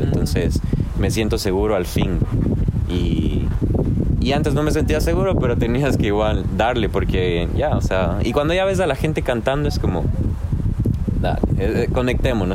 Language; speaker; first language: Spanish; native; Spanish